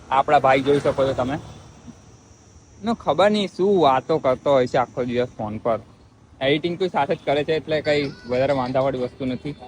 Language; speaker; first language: Gujarati; native; Gujarati